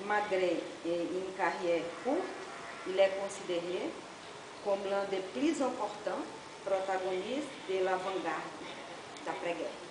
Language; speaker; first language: French; non-native, learner; Portuguese